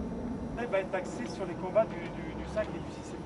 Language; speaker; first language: French; native; French